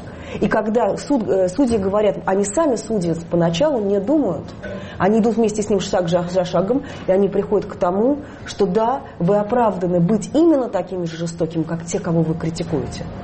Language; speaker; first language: Russian; native; Russian